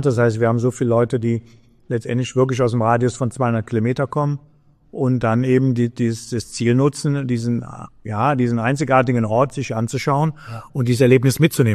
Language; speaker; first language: German; native; German